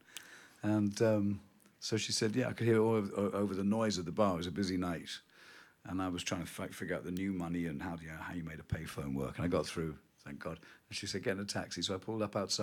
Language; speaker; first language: English; native; English